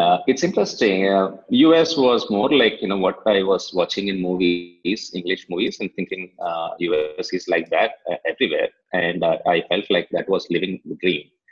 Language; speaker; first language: English; non-native, local second language; Telugu